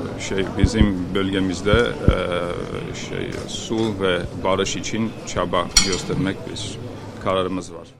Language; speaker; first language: Turkish; non-native, fluent; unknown